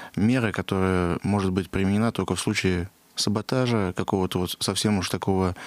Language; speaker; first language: Russian; native; Russian